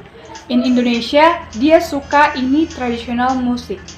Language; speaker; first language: Indonesian; non-native, learner; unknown